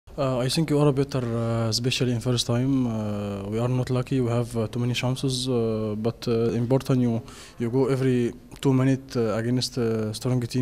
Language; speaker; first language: English; non-native, learner; Arabic